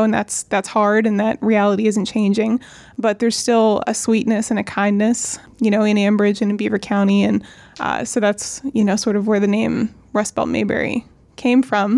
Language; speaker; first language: English; native; English